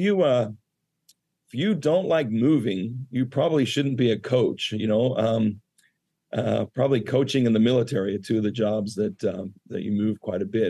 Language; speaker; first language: English; native; English